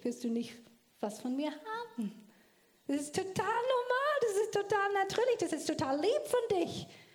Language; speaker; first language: German; non-native, fluent; English